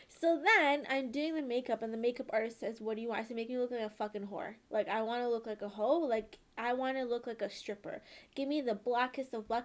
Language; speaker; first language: English; native; English